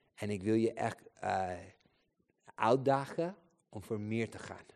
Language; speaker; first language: Dutch; non-native, fluent; Spanish